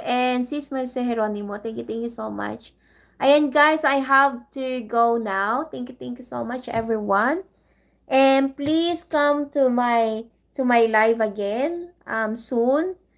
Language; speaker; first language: English; non-native, local second language; Filipino